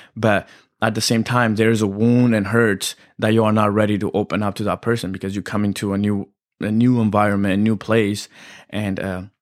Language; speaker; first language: English; early bilingual, other home language; Amharic